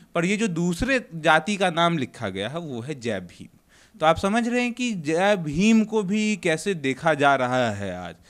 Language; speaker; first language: Hindi; native; Hindi